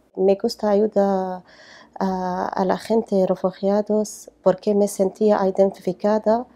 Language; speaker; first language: Spanish; non-native, learner; Arabic